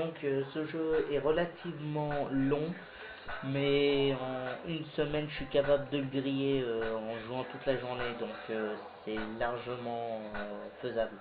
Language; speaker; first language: French; native; French